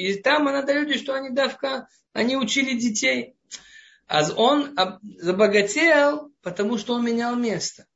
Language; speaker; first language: Russian; non-native, fluent; Hebrew